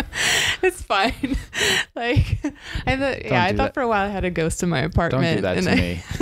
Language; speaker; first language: English; native; English